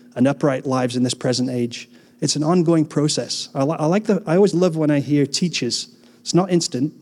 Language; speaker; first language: English; native; English